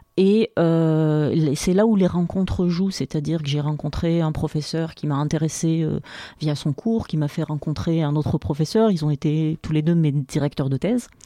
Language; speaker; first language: French; non-native, local second language; Arabic